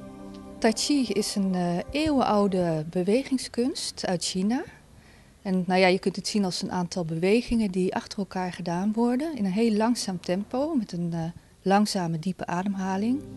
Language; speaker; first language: Dutch; native; Dutch